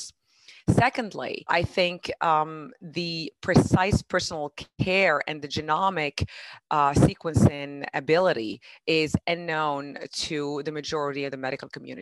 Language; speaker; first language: English; non-native, fluent; Arabic